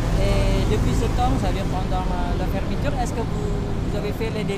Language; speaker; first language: French; non-native, fluent; Indonesian